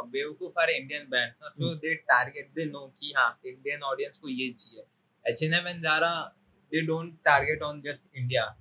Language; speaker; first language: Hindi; non-native, local second language; Marathi